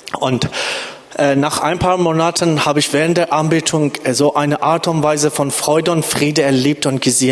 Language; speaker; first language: German; non-native, fluent; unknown